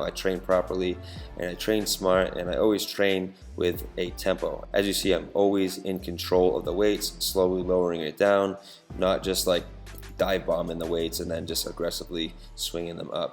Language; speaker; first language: English; native; English